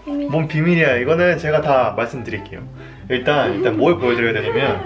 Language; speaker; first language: Korean; native; Korean